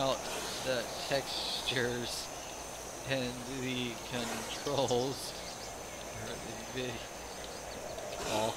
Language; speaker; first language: English; native; English